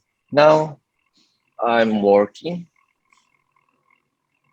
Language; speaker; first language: English; non-native, learner; Indonesian